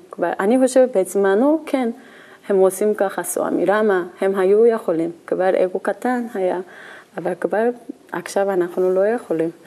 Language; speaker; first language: Hebrew; non-native, learner; Korean